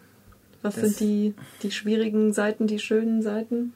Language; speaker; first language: German; native; German